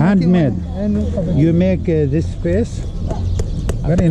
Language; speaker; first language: English; non-native, learner; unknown